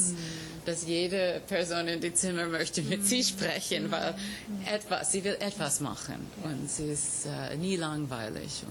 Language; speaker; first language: German; non-native, fluent; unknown